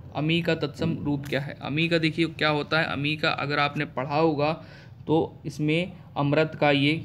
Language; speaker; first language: Hindi; native; Hindi